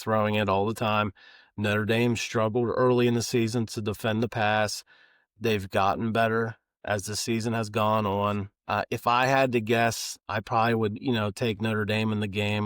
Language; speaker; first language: English; native; English